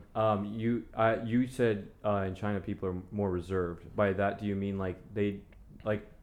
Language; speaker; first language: English; early bilingual, other home language; Spanish